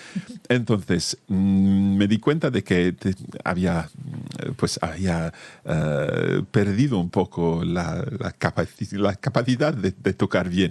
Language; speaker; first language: Spanish; non-native, fluent; English